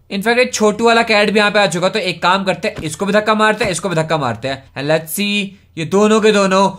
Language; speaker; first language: Hindi; native; Hindi